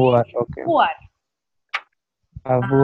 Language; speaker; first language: French; non-native, learner; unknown